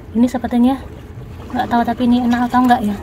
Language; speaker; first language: Indonesian; native; Indonesian